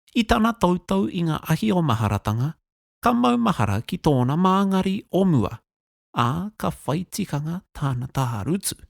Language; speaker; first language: Māori; non-native, local second language; English